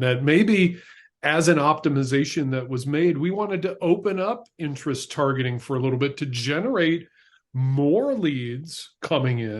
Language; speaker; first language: English; native; English